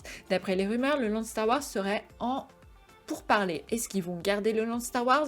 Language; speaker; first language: French; native; French